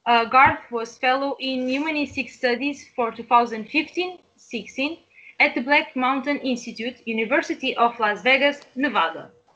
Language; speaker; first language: English; non-native, fluent; Portuguese